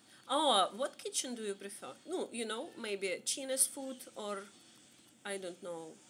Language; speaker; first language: English; non-native, learner; Russian